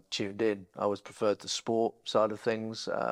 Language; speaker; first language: English; native; English